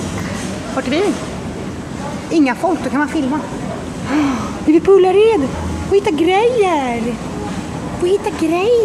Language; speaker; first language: Swedish; native; Swedish